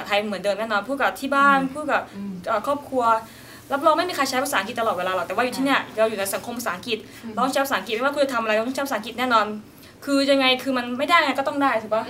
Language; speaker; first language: Thai; native; Thai